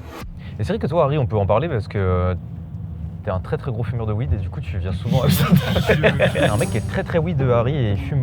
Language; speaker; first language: French; native; French